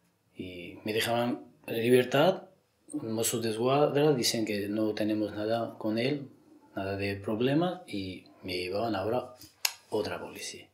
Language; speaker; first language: Spanish; non-native, learner; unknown